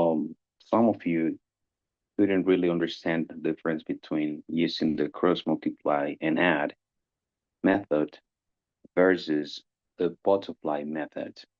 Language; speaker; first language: English; non-native, fluent; Spanish